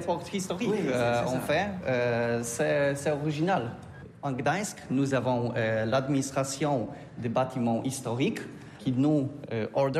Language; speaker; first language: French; non-native, learner; Polish